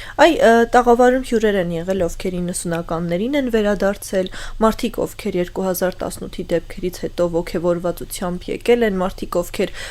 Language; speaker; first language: Armenian; native; Armenian